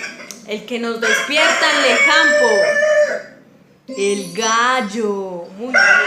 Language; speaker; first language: Spanish; native; Spanish